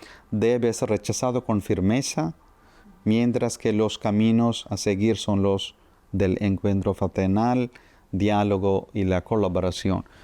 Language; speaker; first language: Spanish; non-native, fluent; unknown